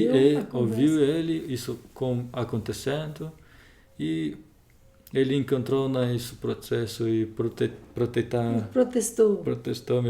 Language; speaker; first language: Portuguese; non-native, learner; Russian